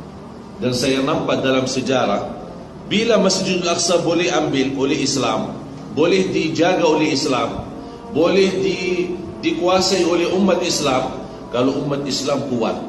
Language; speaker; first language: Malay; non-native, fluent; Arabic